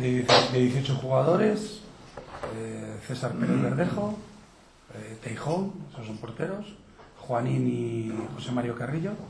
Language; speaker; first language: Spanish; native; Spanish